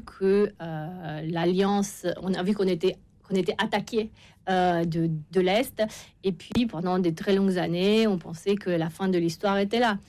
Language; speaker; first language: French; non-native, fluent; Romanian